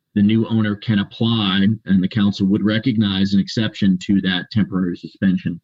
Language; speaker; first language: English; native; English